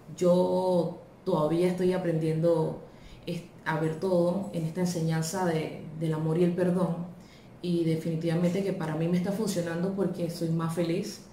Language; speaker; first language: Spanish; native; Spanish